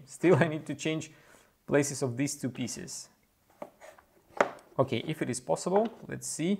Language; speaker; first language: English; non-native, fluent; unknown